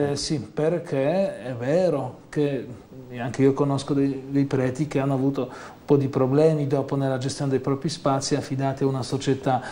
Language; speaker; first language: Italian; non-native, fluent; Polish